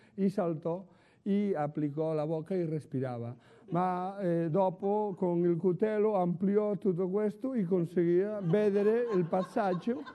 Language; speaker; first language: Italian; non-native, fluent; Galician